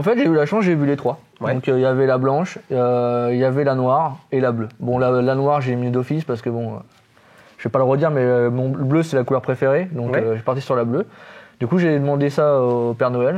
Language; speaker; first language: French; native; French